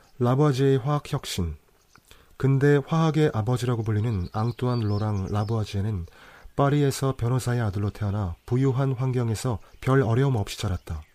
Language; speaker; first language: Korean; native; Korean